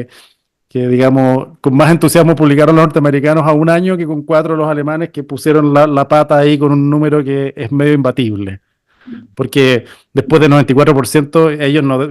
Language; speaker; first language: Spanish; native; Spanish